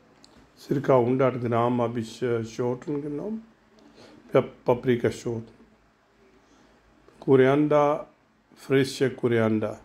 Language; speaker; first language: German; non-native, learner; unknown